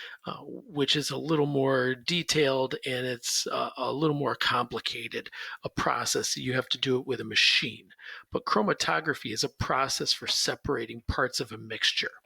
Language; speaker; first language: English; native; English